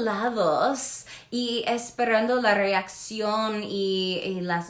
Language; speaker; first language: Spanish; non-native, fluent; English